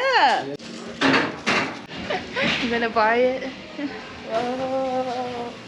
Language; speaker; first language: English; non-native, fluent; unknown